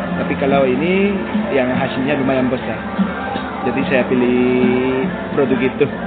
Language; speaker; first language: Indonesian; non-native, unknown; Korean